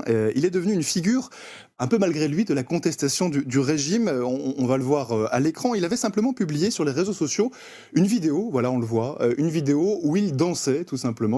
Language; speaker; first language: French; native; French